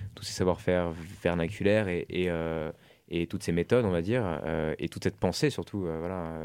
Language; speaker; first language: French; non-native, fluent; German